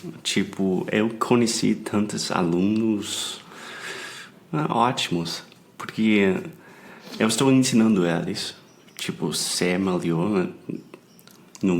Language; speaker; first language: Portuguese; non-native, fluent; English